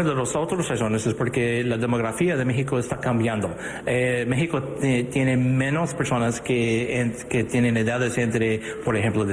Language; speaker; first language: Spanish; early bilingual, other home language; English